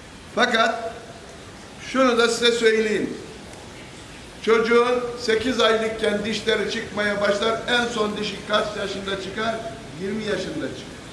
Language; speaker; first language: Turkish; native; Turkish